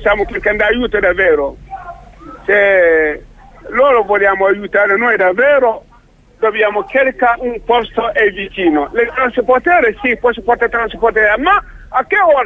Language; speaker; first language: Italian; non-native, local second language; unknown